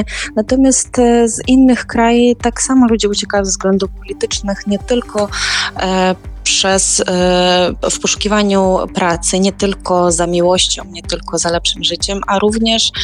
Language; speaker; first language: Polish; non-native, fluent; Ukrainian